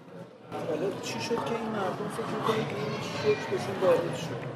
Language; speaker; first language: Persian; native; Persian